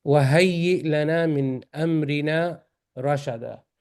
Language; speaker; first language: Arabic; non-native, fluent; English